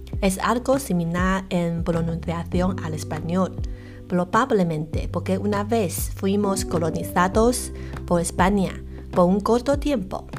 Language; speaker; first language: Spanish; non-native, fluent; Chinese